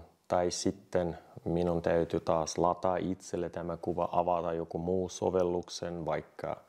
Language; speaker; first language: Finnish; non-native, fluent; Russian